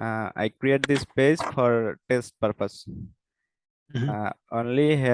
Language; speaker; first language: English; non-native, learner; Bangla